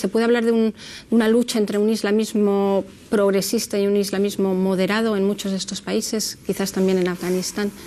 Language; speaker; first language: Spanish; native; Spanish